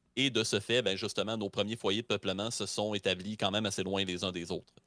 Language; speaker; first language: French; native; French